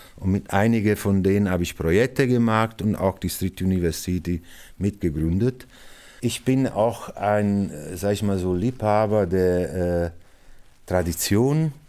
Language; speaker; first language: German; non-native, fluent; Italian